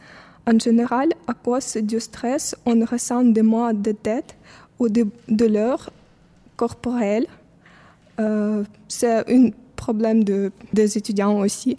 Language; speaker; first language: French; non-native, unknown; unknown